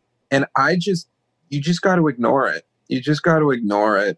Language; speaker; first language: English; native; English